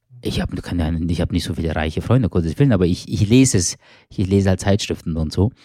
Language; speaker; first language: German; early bilingual, other home language; Turkish